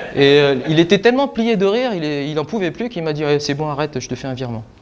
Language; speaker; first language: French; native; French